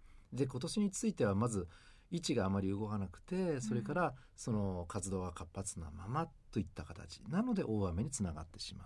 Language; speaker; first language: Japanese; native; Japanese